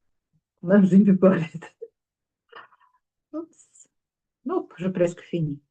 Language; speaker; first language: French; non-native, learner; Russian